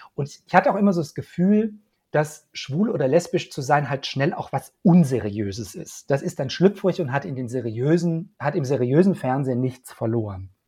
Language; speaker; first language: German; native; German